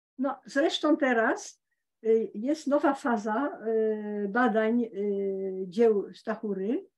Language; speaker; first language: Polish; early bilingual, heritage; Polish